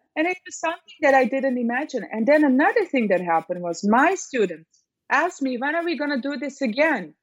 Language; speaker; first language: English; non-native, fluent; Serbian